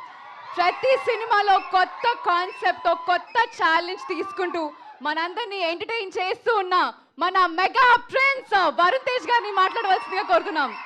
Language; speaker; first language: Telugu; native; Telugu